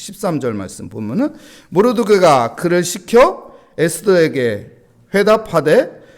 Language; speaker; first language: Korean; native; Korean